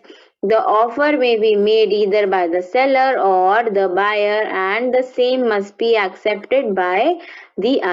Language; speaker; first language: English; non-native, local second language; Hindi